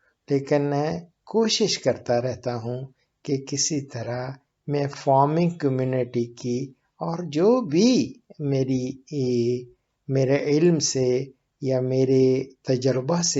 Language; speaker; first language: Urdu; native; Urdu